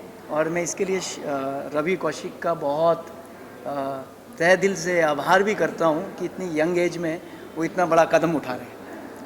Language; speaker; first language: Hindi; native; Hindi